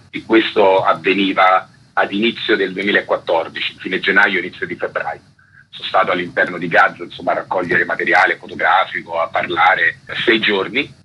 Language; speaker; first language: Italian; native; Italian